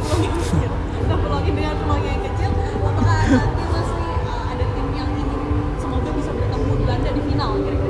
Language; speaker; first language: Indonesian; native; Indonesian